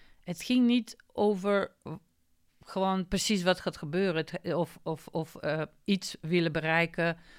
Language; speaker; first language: Dutch; non-native, fluent; Macedonian